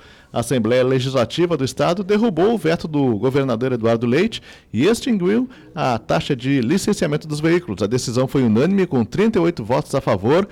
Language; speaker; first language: Portuguese; native; Portuguese